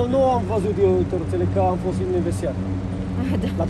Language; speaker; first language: Romanian; non-native, learner; Macedonian